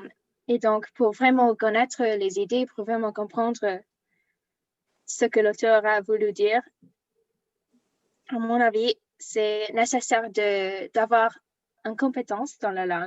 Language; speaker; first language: French; non-native, learner; English